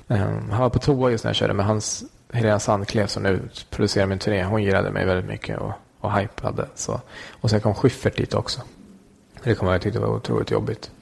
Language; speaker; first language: Swedish; early bilingual, other home language; Kurdish